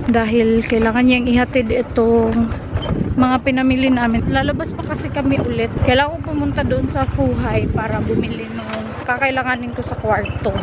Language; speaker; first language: Filipino; non-native, local second language; Cebuano